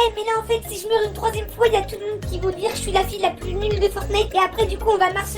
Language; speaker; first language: French; native; French